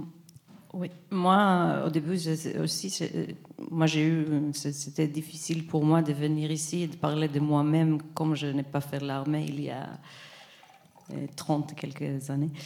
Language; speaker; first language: French; non-native, fluent; Hebrew